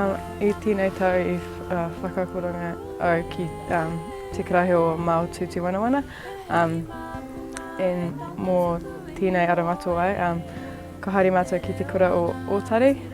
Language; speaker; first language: Māori; non-native, local second language; English